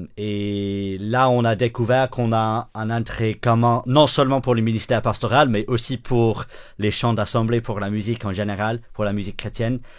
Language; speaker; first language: French; non-native, fluent; English